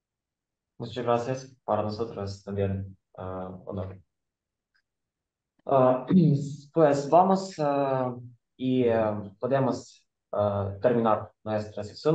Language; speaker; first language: Spanish; non-native, fluent; Ukrainian